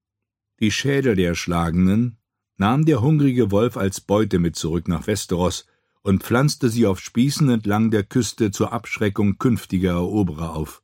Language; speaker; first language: German; native; German